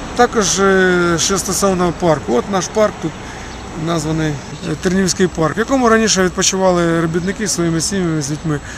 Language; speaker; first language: Ukrainian; native; Ukrainian